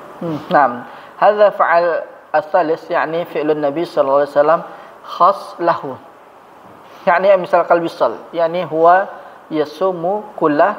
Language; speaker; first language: Arabic; non-native, fluent; Indonesian